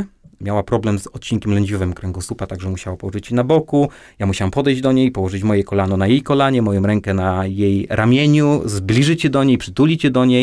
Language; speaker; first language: Polish; native; Polish